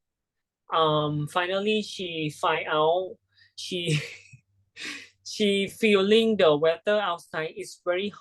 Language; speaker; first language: English; non-native, learner; Thai